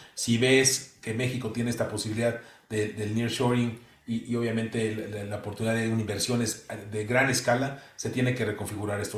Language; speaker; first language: Spanish; native; Spanish